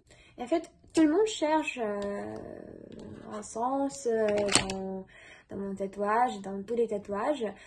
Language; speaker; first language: French; non-native, fluent; Russian